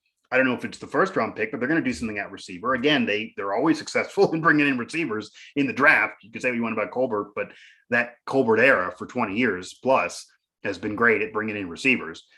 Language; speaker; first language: English; native; English